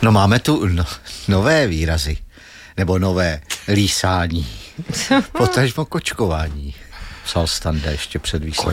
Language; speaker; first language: Czech; native; Czech